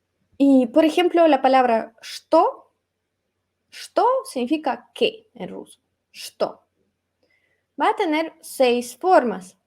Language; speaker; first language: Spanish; non-native, fluent; Russian